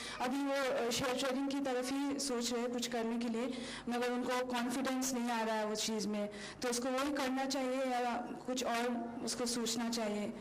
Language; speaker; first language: Hindi; non-native, local second language; Nepali